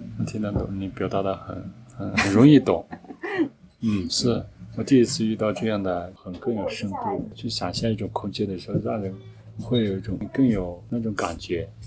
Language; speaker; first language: Chinese; non-native, local second language; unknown